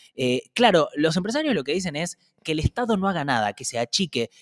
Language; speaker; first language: Spanish; native; Spanish